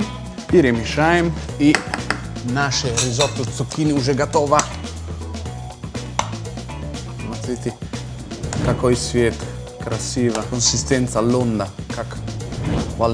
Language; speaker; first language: Russian; non-native, fluent; Italian